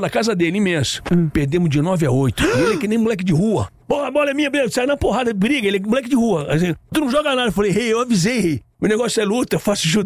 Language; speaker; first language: Portuguese; native; Portuguese